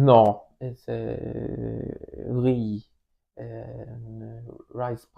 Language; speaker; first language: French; non-native, learner; Swedish